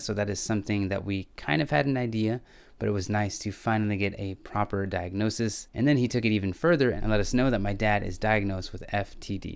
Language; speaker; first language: English; native; English